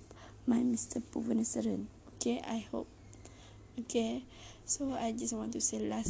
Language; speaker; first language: English; non-native, learner; Malay